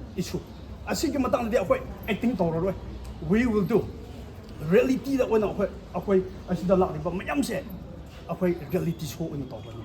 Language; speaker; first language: Manipuri; non-native, local second language; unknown